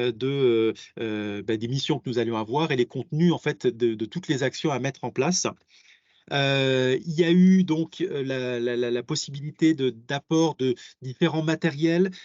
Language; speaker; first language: French; native; French